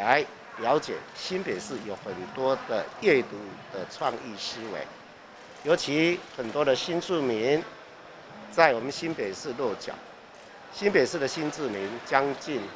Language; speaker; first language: Chinese; native; Chinese